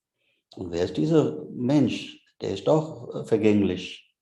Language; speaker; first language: German; non-native, fluent; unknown